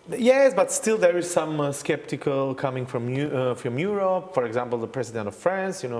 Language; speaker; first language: English; non-native, fluent; Albanian